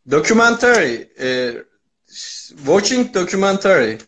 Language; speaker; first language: English; non-native, learner; Turkish